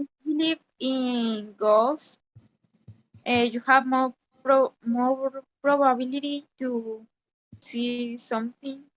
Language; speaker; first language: English; non-native, learner; Spanish